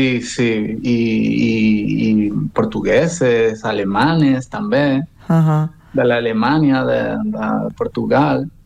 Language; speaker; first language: Catalan; non-native, learner; Spanish